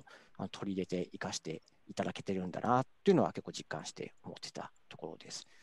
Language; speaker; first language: Japanese; native; Japanese